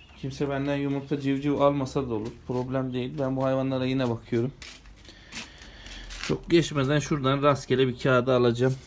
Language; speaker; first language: Turkish; native; Turkish